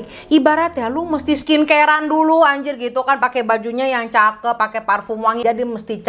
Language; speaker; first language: Indonesian; native; Indonesian